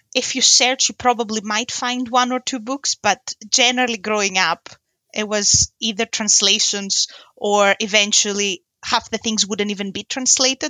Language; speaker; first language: English; non-native, fluent; Greek